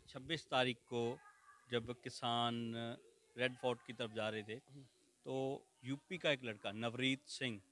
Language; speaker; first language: Hindi; non-native, local second language; Punjabi